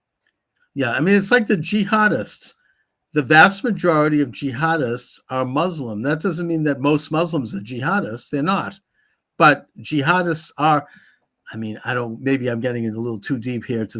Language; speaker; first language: English; native; English